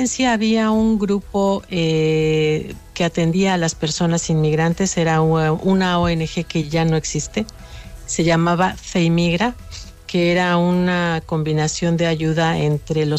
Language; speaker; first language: Spanish; native; Spanish